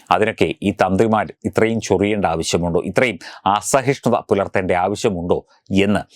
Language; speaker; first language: Malayalam; native; Malayalam